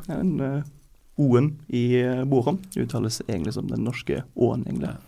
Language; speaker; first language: Norwegian; non-native, fluent; German